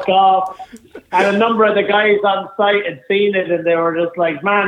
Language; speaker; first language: English; native; English